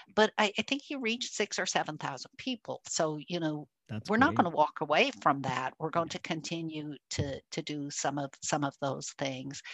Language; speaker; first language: English; native; English